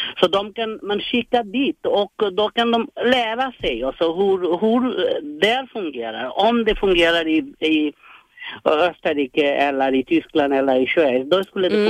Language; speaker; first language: Swedish; non-native, fluent; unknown